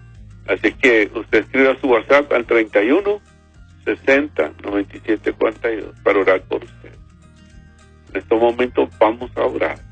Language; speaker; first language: Spanish; native; Spanish